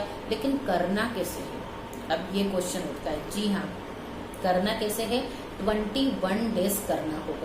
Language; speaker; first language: Hindi; native; Hindi